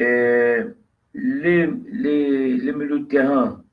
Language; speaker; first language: French; non-native, fluent; Portuguese